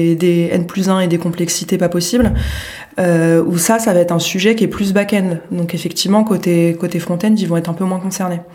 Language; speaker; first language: French; native; French